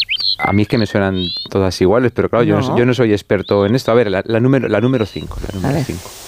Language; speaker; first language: Spanish; native; Spanish